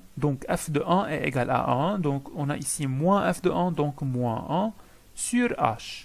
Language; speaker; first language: French; non-native, local second language; Arabic